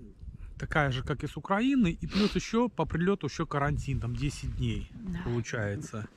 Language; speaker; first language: Russian; native; Russian